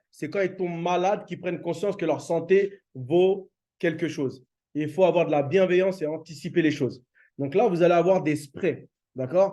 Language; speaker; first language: French; native; French